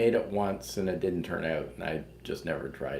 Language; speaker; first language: English; native; English